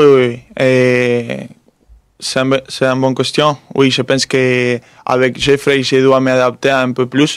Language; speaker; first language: French; non-native, fluent; Spanish